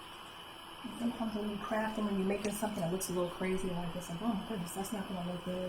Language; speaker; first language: English; native; English